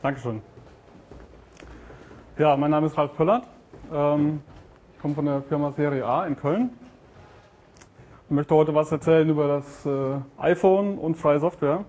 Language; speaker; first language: German; native; German